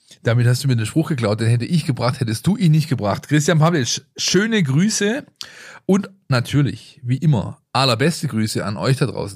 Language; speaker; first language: German; native; German